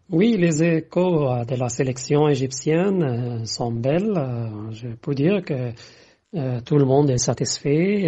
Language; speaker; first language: French; non-native, fluent; Arabic